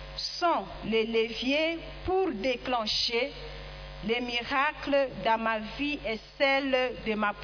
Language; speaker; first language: French; non-native, local second language; Swahili